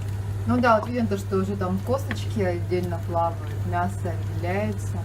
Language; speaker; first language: Russian; native; Russian